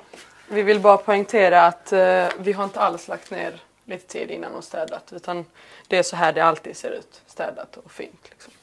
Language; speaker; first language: Swedish; native; Swedish